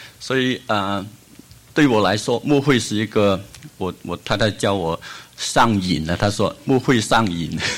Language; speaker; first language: Chinese; non-native, local second language; Cantonese